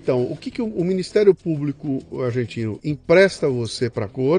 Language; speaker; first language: Portuguese; native; Portuguese